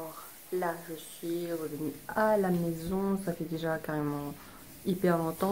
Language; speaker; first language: French; native; French